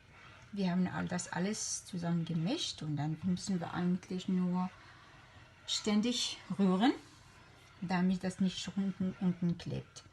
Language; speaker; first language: German; non-native, fluent; Arabic